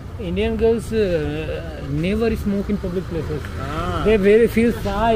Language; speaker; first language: English; non-native, learner; Hindi